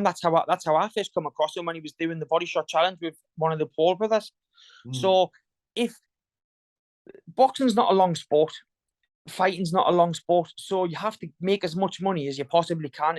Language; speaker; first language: English; native; English